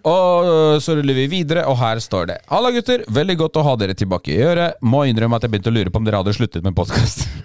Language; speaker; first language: Norwegian; early bilingual, other home language; Polish